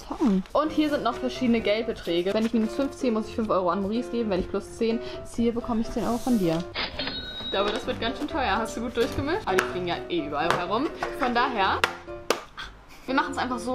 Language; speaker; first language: German; native; German